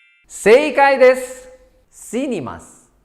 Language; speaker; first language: Japanese; non-native, fluent; Indonesian